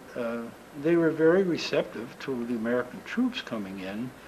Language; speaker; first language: English; native; English